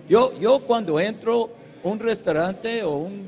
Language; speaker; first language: Spanish; early bilingual, heritage; English